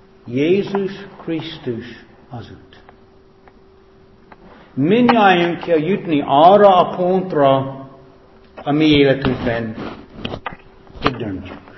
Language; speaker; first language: Hungarian; non-native, fluent; English